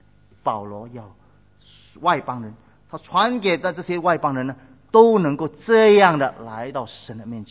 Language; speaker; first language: Chinese; native; Chinese